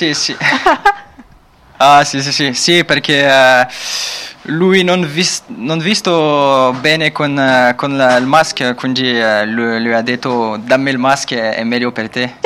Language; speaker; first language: Italian; non-native, learner; French